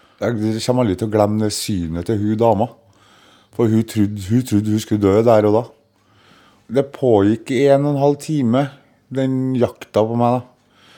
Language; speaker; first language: Norwegian; native; Norwegian